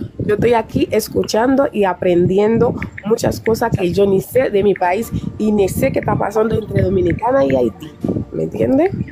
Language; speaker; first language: Spanish; non-native, fluent; Haitian Creole